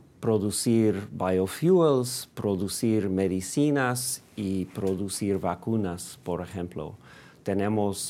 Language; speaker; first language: Spanish; non-native, fluent; English